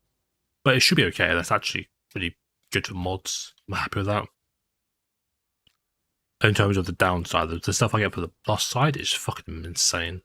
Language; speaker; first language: English; native; English